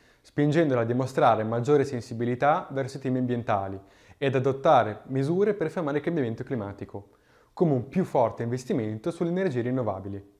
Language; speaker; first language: Italian; native; Italian